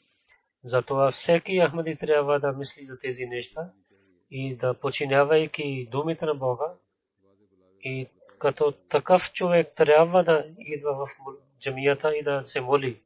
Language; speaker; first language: Bulgarian; non-native, learner; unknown